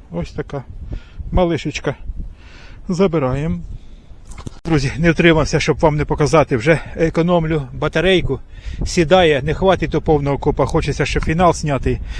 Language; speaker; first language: Ukrainian; native; Ukrainian